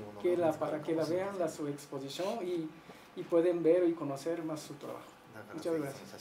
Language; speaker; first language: Spanish; non-native, learner; Japanese